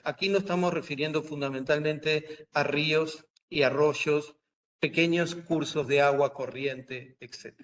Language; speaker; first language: Spanish; native; Spanish